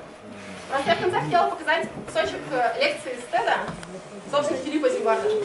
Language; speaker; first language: Russian; native; Russian